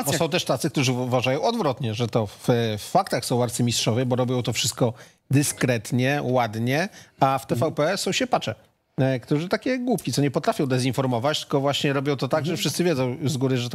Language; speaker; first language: Polish; native; Polish